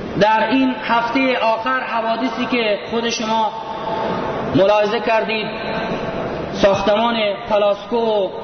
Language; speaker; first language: Persian; native; Persian